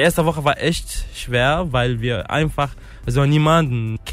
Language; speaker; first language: German; non-native, fluent; Arabic